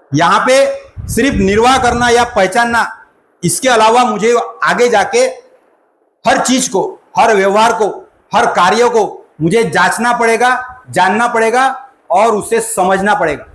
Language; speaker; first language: Hindi; non-native, local second language; Marathi